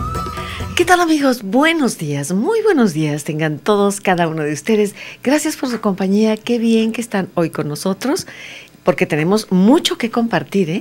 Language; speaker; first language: Spanish; native; Spanish